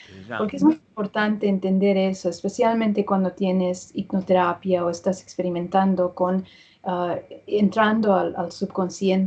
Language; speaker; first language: Spanish; early bilingual, heritage; English